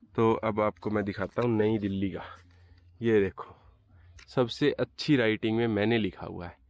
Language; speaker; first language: Hindi; native; Hindi